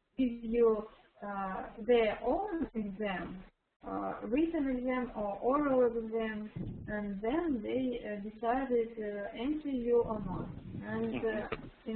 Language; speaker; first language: English; non-native, learner; Russian